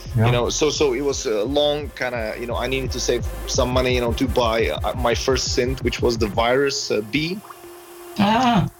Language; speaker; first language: English; non-native, fluent; Czech